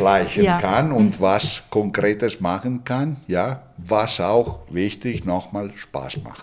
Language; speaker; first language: German; non-native, fluent; Italian